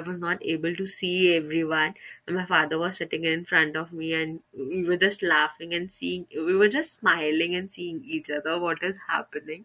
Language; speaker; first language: English; non-native, local second language; Hindi